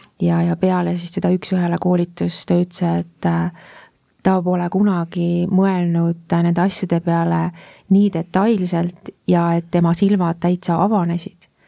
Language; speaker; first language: Estonian; native; Estonian